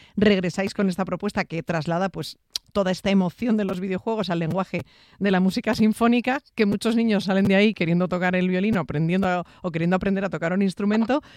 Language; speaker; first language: Spanish; native; Spanish